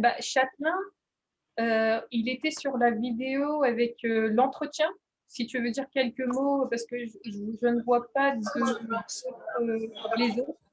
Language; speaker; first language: French; native; French